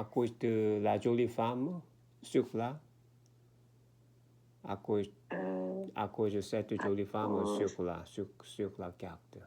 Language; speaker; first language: French; non-native, learner; Korean